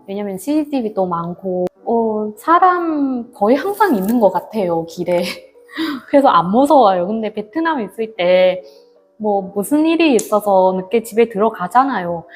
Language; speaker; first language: Korean; non-native, fluent; Vietnamese